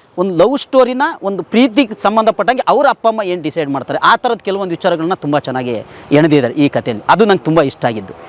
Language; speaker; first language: Kannada; native; Kannada